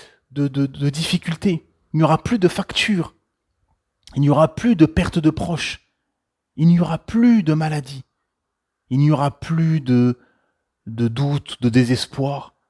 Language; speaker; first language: French; native; French